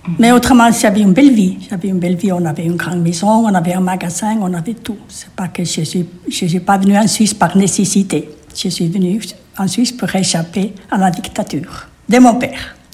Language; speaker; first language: French; non-native, fluent; Spanish